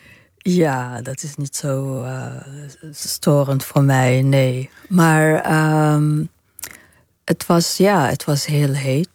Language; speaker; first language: Dutch; non-native, fluent; Arabic